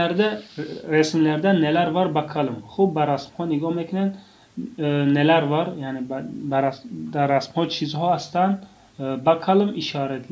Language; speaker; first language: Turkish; non-native, fluent; Tajik